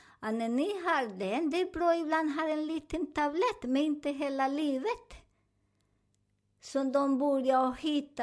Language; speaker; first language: Swedish; non-native, learner; Spanish